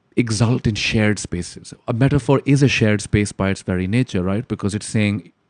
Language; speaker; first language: English; non-native, local second language; Urdu